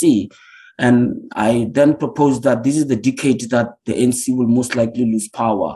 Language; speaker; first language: English; non-native, local second language; Northern Sotho